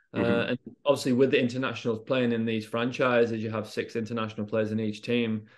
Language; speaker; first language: English; native; English